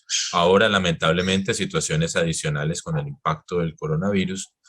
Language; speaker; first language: Spanish; native; Spanish